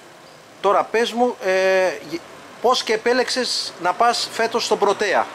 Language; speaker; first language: Greek; native; Greek